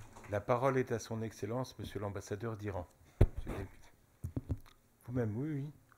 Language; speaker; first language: French; native; French